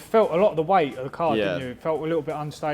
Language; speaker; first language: English; native; English